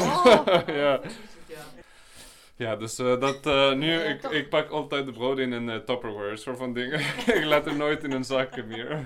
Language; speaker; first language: Dutch; non-native, learner; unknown